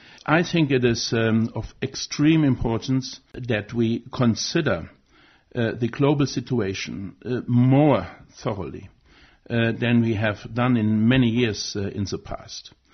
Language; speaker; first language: English; non-native, fluent; German